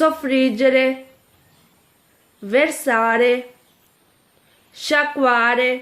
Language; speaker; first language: Italian; non-native, fluent; Urdu